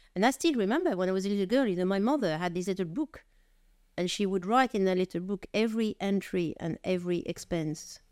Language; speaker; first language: English; non-native, fluent; French